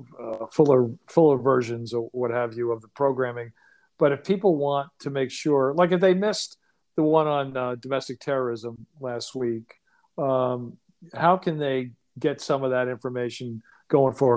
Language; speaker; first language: English; native; English